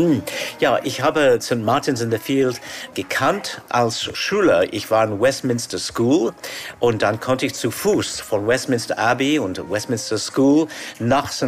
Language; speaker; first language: German; non-native, fluent; English